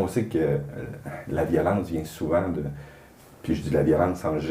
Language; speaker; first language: French; native; French